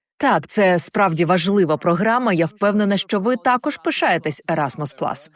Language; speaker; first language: Ukrainian; native; Ukrainian